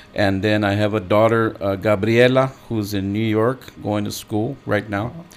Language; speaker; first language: English; early bilingual, other home language; Spanish